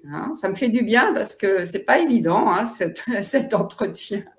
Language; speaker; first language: French; native; French